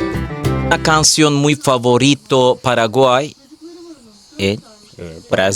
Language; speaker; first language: Spanish; non-native, learner; Turkish